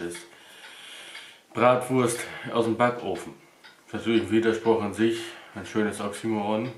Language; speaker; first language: German; native; German